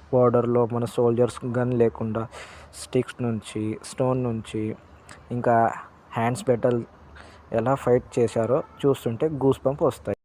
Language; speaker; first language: Telugu; non-native, learner; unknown